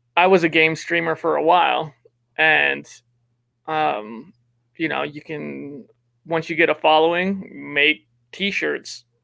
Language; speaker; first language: English; native; English